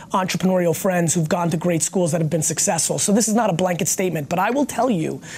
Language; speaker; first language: English; early bilingual, other home language; Russian